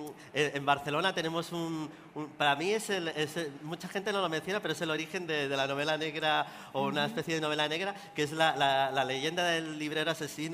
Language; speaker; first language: Spanish; native; Spanish